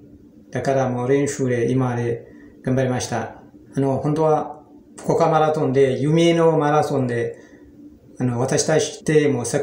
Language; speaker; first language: Japanese; non-native, learner; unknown